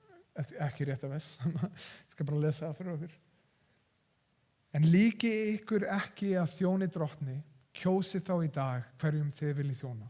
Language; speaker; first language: Icelandic; non-native, fluent; English